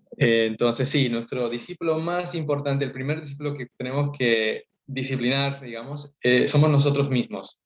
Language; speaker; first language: Spanish; early bilingual, heritage; Spanish